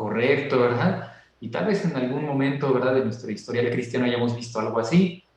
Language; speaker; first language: Spanish; native; Spanish